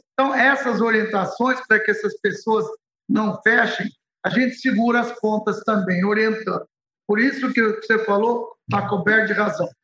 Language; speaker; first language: Portuguese; early bilingual, other home language; Arabic